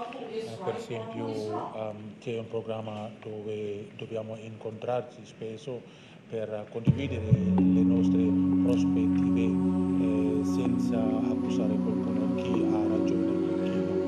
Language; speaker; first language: Italian; non-native, learner; Indonesian